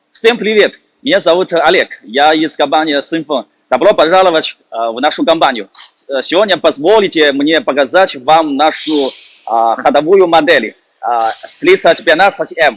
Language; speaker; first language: Russian; non-native, learner; Chinese